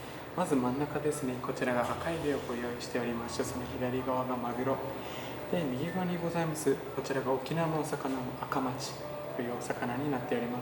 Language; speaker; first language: Japanese; native; Japanese